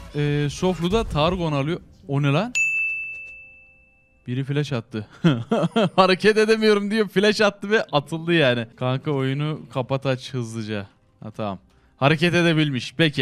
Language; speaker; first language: Turkish; native; Turkish